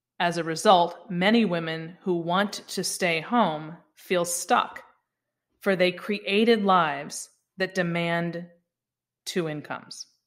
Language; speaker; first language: English; native; English